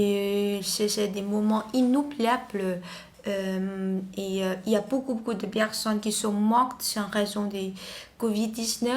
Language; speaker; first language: French; non-native, learner; Vietnamese